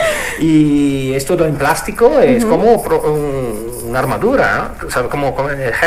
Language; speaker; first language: Spanish; non-native, fluent; Italian